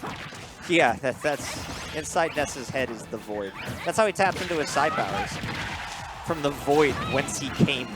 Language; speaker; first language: English; native; English